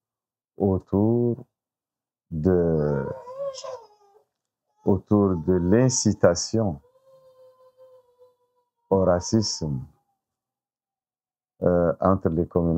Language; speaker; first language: French; non-native, local second language; Arabic